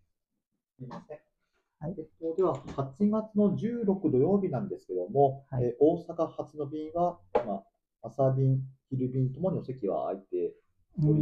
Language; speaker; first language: Japanese; native; Japanese